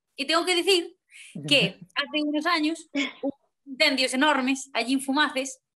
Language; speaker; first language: Spanish; native; Spanish